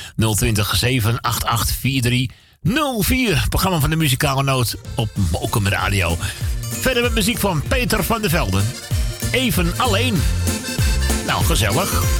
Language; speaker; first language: Dutch; native; Dutch